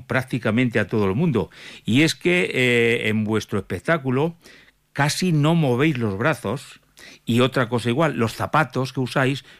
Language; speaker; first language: Spanish; native; Spanish